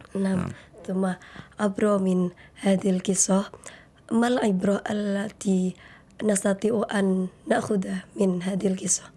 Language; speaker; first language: Arabic; non-native, learner; Indonesian